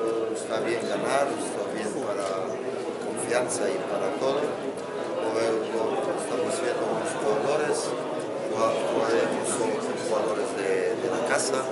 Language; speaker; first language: Spanish; non-native, fluent; Croatian